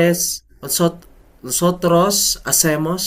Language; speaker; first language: Spanish; non-native, learner; Filipino